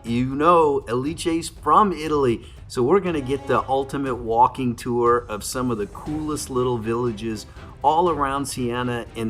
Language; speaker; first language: English; native; English